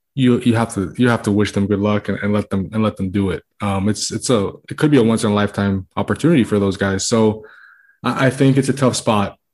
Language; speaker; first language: English; native; English